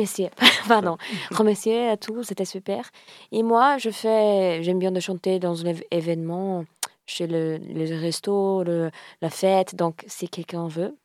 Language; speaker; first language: French; non-native, learner; Portuguese